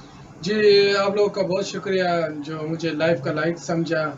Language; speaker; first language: Hindi; early bilingual, other home language; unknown